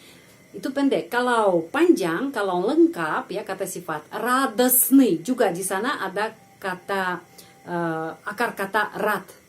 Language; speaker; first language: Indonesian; non-native, fluent; Russian